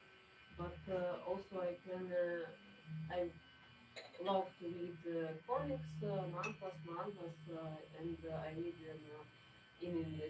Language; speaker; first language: English; non-native, learner; Ukrainian